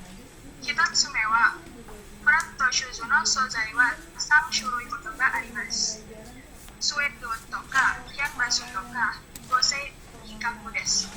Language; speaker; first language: Japanese; non-native, learner; Indonesian